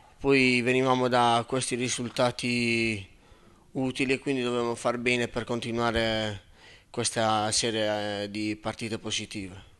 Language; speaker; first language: Italian; native; Italian